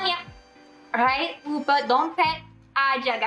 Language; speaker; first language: Indonesian; non-native, learner; English